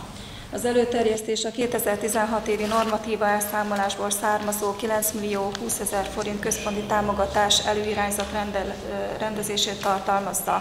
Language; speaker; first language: Hungarian; native; Hungarian